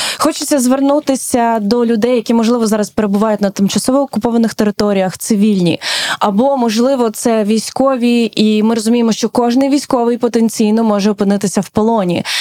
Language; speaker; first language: Ukrainian; native; Ukrainian